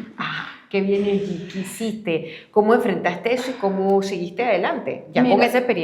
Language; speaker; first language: Spanish; native; Spanish